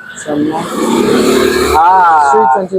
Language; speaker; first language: English; non-native, learner; Burmese